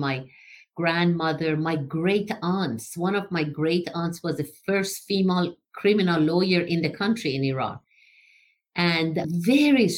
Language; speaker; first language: English; non-native, fluent; Persian